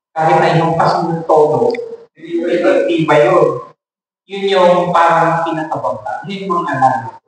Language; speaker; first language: Filipino; native; Filipino